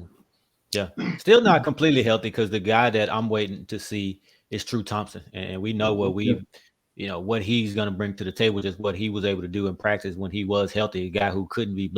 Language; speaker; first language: English; native; English